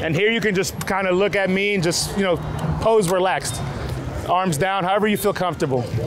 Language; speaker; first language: English; early bilingual, other home language; Spanish